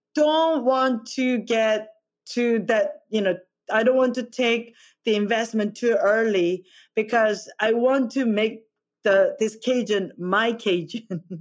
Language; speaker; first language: English; non-native, fluent; Korean